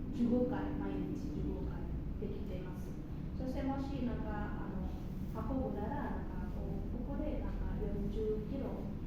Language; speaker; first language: Japanese; non-native, learner; Indonesian